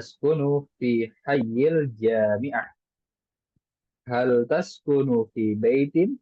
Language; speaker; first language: Arabic; non-native, fluent; Indonesian